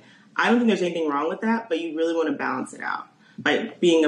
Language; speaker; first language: English; native; English